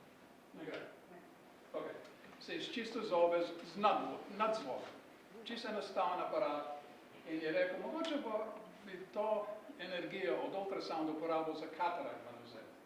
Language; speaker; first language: Slovenian; early bilingual, heritage; Slovenian